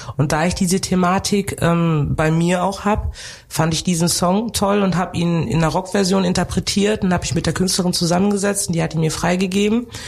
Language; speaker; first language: German; early bilingual, other home language; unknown